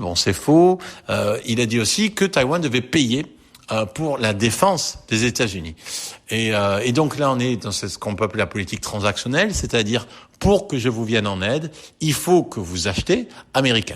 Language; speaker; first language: French; native; French